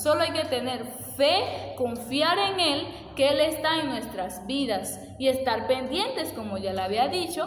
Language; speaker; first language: Spanish; native; Spanish